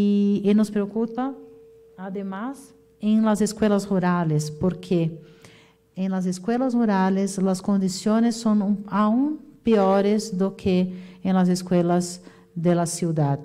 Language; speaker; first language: Spanish; non-native, fluent; Portuguese